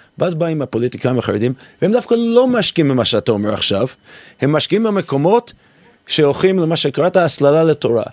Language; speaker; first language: Hebrew; non-native, fluent; English